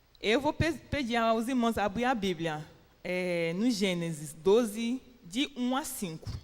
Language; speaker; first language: Portuguese; non-native, fluent; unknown